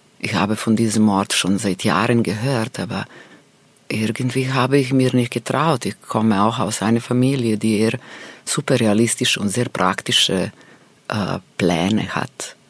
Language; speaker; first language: German; non-native, fluent; Serbian